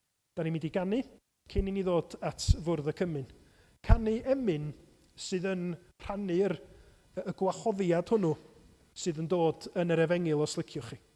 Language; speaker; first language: Welsh; native; Welsh